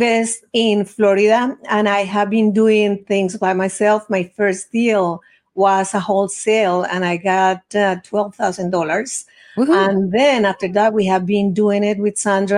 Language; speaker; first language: English; non-native, fluent; Spanish